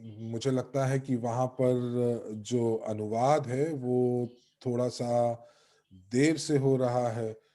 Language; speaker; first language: Hindi; native; Hindi